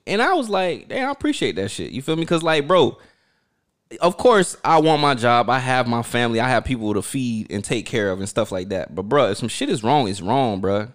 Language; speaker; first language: English; early bilingual, other home language; Haitian Creole